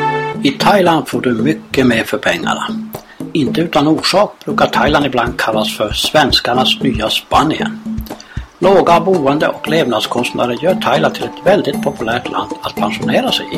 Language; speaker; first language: Swedish; native; Swedish